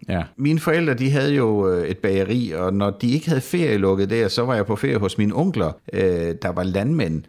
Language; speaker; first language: Danish; native; Danish